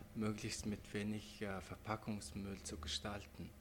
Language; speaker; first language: German; non-native, fluent; Mongolian